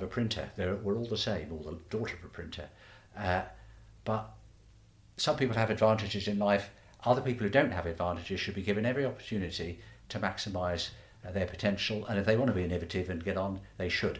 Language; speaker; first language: English; native; English